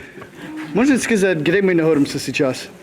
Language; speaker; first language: Russian; non-native, learner; English